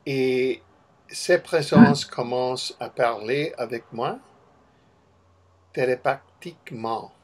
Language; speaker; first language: French; non-native, learner; English